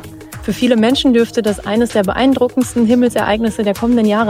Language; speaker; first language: German; native; German